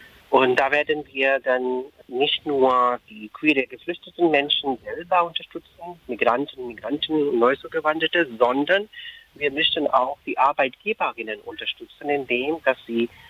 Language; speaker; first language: German; non-native, fluent; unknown